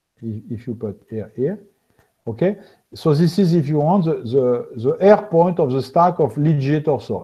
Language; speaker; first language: English; non-native, fluent; French